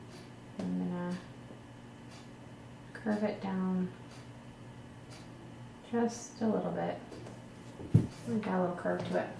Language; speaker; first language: English; native; English